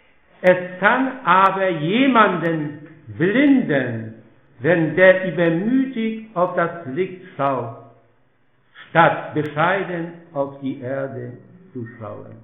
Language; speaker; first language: German; non-native, fluent; Polish